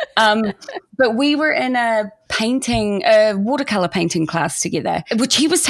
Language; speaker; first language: English; native; English